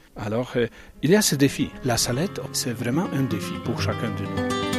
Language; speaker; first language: French; non-native, fluent; Italian